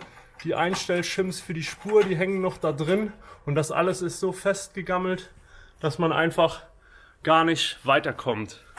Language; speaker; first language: German; native; German